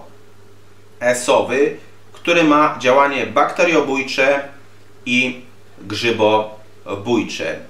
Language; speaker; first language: Polish; native; Polish